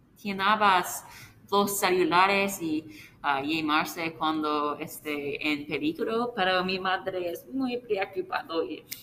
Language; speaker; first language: Spanish; non-native, learner; English